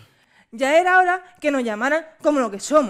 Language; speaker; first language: Spanish; native; Spanish